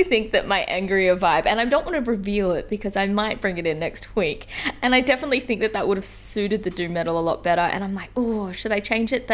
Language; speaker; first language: English; native; English